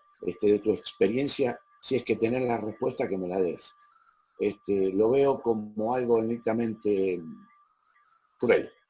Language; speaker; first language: Spanish; native; Spanish